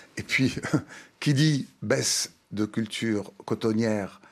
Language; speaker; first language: French; non-native, local second language; Arabic